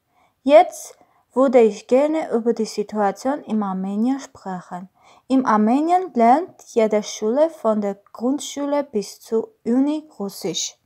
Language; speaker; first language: German; non-native, learner; Armenian